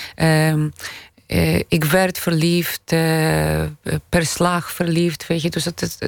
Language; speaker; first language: Dutch; non-native, fluent; Polish